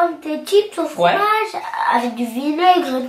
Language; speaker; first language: French; early bilingual, other home language; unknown